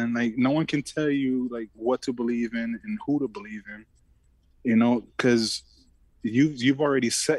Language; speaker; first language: English; early bilingual, other home language; Samoan